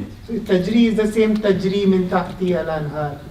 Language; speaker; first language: Arabic; non-native, learner; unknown